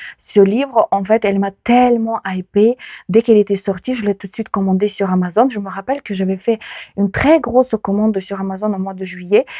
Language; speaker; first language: French; non-native, fluent; Ukrainian